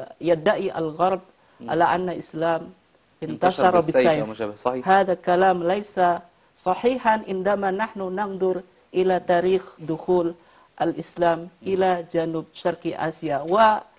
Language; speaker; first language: Arabic; non-native, fluent; Indonesian